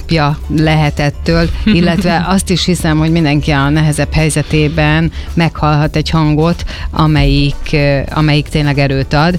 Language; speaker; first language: Hungarian; native; Hungarian